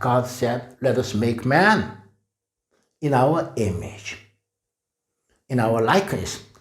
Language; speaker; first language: English; non-native, fluent; Korean